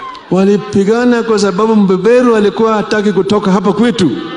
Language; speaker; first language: Swahili; non-native, local second language; Luo (Kenya and Tanzania)